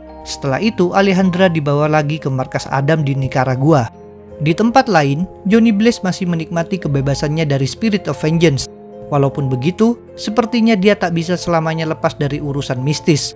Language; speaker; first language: Indonesian; native; Indonesian